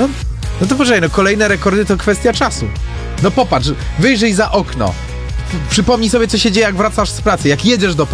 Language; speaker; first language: Polish; native; Polish